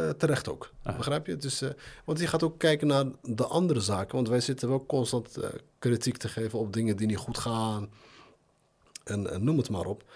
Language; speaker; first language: Dutch; early bilingual, other home language; Arabic